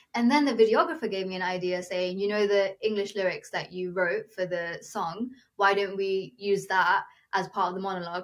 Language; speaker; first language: English; non-native, local second language; Telugu